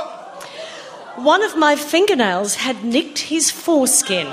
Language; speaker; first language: English; native; English